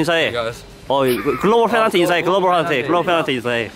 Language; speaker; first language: Korean; native; Korean